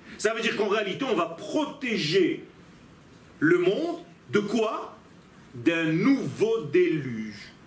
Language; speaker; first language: French; non-native, fluent; Hebrew